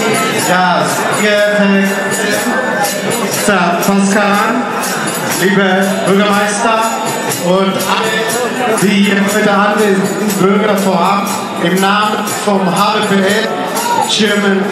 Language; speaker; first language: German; non-native, fluent; Korean